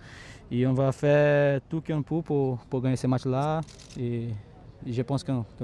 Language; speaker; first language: French; non-native, learner; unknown